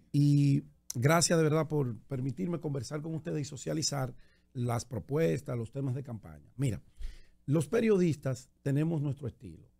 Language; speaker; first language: Spanish; native; Spanish